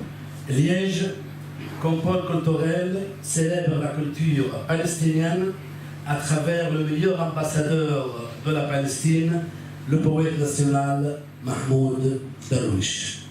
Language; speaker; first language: French; non-native, fluent; Arabic